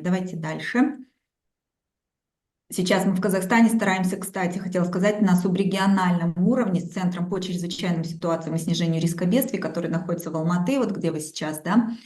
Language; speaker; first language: Russian; native; Russian